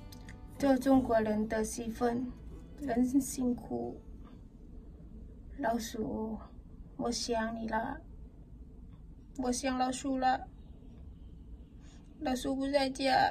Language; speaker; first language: Chinese; non-native, learner; Lao